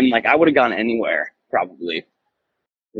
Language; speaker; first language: English; native; English